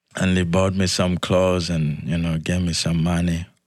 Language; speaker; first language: English; non-native, fluent; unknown